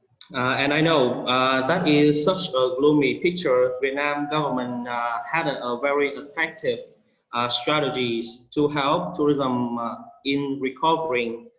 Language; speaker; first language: English; non-native, fluent; Vietnamese